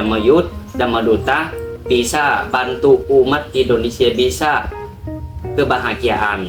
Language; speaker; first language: Indonesian; non-native, learner; Thai